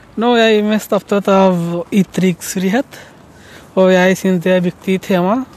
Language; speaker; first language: Norwegian; non-native, learner; Bangla